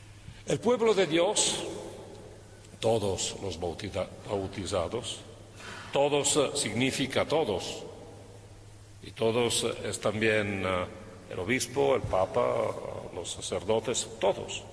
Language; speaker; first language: Spanish; non-native, fluent; Italian